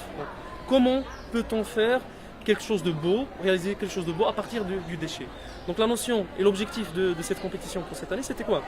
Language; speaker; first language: French; non-native, local second language; Arabic